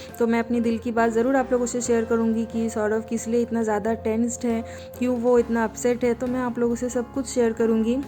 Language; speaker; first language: Hindi; non-native, local second language; Bangla